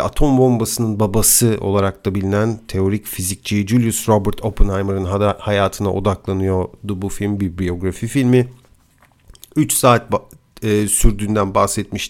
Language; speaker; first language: Turkish; native; Turkish